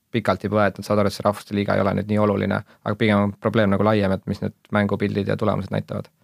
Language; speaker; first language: Estonian; native; Estonian